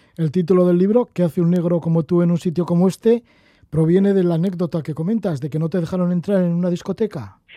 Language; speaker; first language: Spanish; native; Spanish